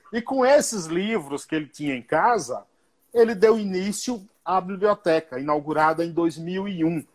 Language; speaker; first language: Portuguese; native; Portuguese